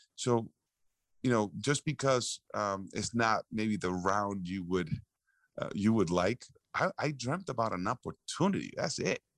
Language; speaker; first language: English; early bilingual, other home language; Spanish